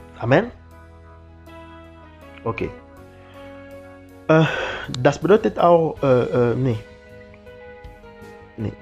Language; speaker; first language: German; non-native, learner; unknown